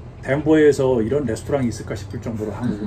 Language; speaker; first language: Korean; native; Korean